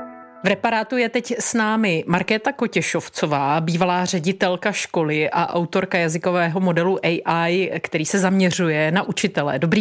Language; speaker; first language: Czech; native; Czech